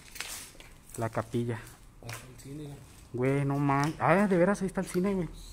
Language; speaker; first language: Spanish; native; Spanish